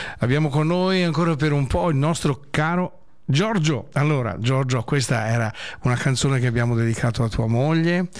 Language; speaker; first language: Italian; native; Italian